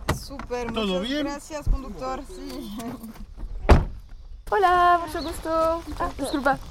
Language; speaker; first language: Spanish; non-native, learner; French